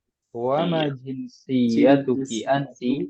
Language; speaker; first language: Arabic; non-native, fluent; Indonesian